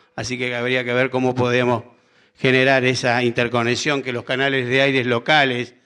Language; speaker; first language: Spanish; native; Spanish